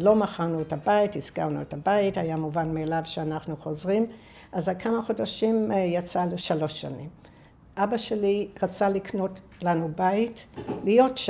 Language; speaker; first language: Hebrew; non-native, fluent; English